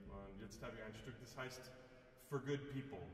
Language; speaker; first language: German; non-native, fluent; English